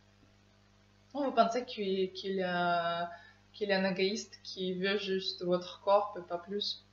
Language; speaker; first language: French; non-native, learner; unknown